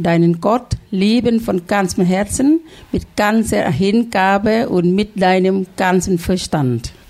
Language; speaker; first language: German; non-native, learner; Thai